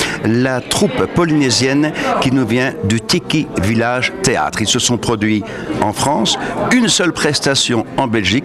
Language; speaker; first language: French; native; French